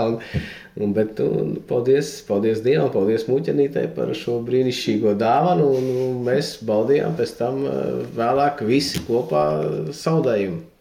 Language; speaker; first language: Latvian; native; Latvian